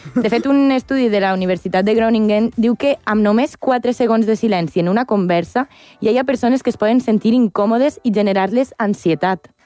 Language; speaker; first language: Catalan; native; Catalan